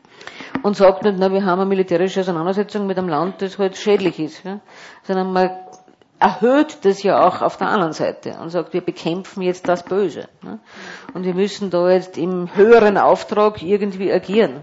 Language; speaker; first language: German; native; German